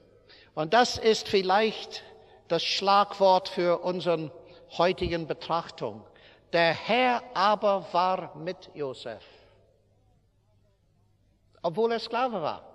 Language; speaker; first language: German; non-native, fluent; English